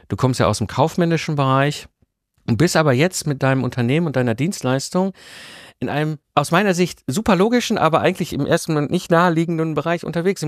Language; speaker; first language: German; native; German